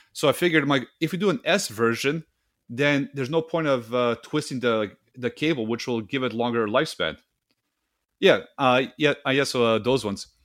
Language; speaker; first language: English; non-native, fluent; Serbian